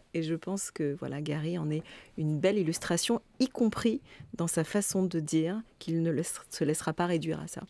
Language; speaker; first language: French; native; French